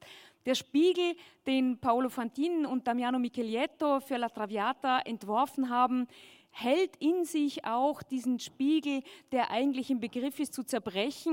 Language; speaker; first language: German; native; German